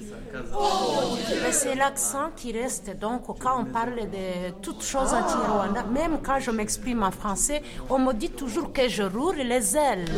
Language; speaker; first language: French; non-native, local second language; Kinyarwanda